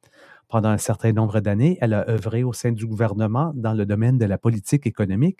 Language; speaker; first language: French; native; French